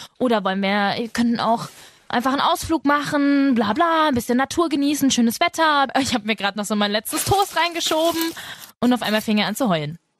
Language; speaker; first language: German; early bilingual, other home language; Spanish